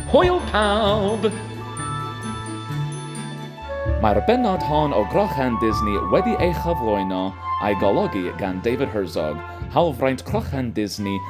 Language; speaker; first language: Welsh; non-native, learner; English